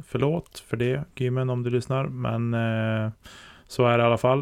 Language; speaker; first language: Swedish; native; Swedish